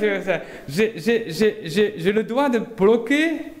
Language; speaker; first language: French; non-native, fluent; Chinese